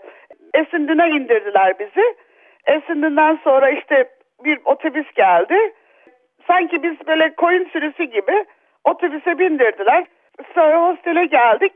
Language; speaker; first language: Turkish; early bilingual, other home language; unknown